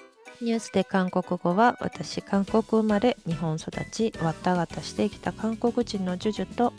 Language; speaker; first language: Japanese; early bilingual, other home language; Korean